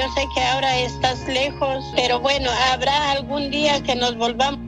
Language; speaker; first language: Spanish; native; Spanish